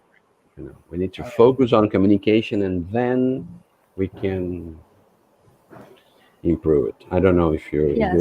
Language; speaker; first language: English; non-native, fluent; Portuguese